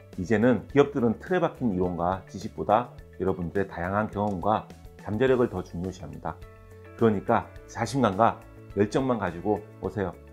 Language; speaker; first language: Korean; native; Korean